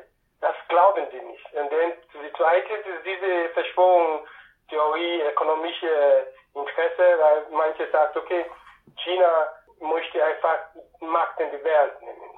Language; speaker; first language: German; non-native, fluent; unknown